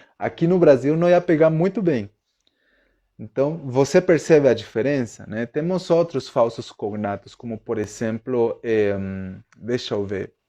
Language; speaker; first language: Portuguese; non-native, fluent; Spanish